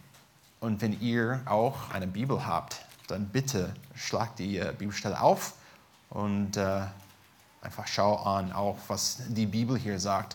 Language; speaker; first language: German; non-native, fluent; English